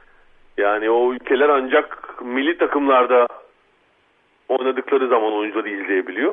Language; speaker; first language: Turkish; native; Turkish